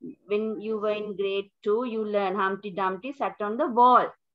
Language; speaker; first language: English; non-native, local second language; Sinhala